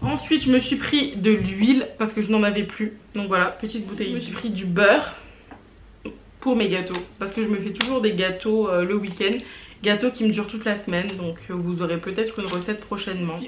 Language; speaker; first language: French; native; French